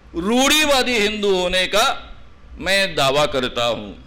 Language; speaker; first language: Hindi; non-native, local second language; Marathi